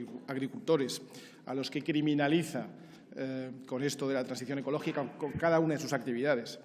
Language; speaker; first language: Spanish; native; Spanish